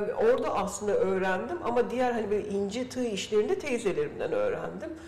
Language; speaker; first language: Turkish; early bilingual, heritage; Turkish